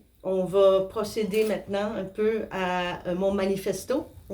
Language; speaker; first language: French; non-native, fluent; Spanish